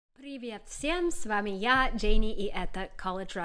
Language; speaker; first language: Russian; non-native, fluent; English